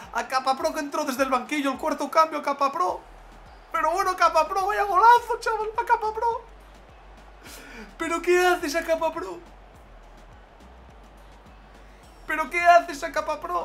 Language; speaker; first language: Spanish; native; Spanish